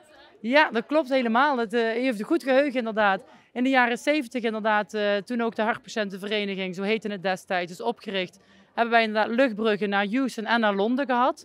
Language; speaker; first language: Dutch; native; Dutch